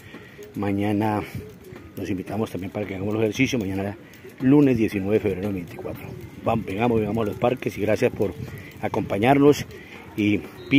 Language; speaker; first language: Spanish; native; Spanish